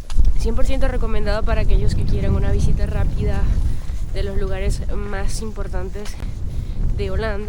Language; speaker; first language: Spanish; native; Spanish